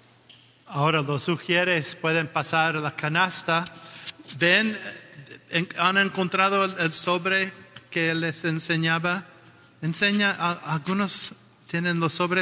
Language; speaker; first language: Spanish; non-native, fluent; English